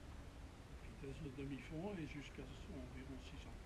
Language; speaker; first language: French; non-native, fluent; Dutch